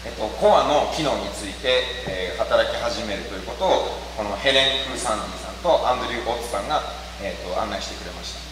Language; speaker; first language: Japanese; native; Japanese